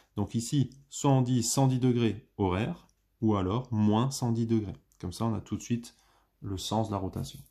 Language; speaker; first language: French; native; French